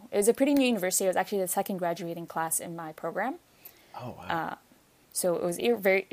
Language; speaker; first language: English; non-native, fluent; Arabic